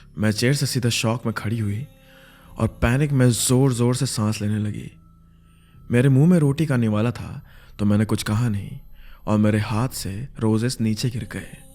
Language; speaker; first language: Hindi; native; Hindi